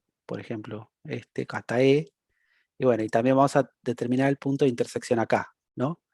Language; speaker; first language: Spanish; native; Spanish